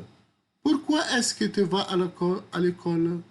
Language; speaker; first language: French; non-native, fluent; Arabic